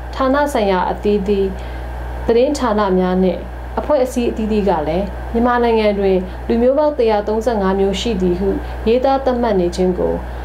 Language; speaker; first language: Burmese; non-native, local second language; Tedim Chin